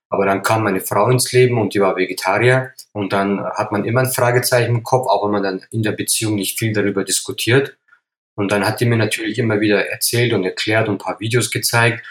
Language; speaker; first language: German; native; German